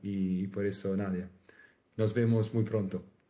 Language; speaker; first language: Spanish; non-native, learner; Italian